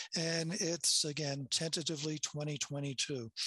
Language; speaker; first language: English; native; English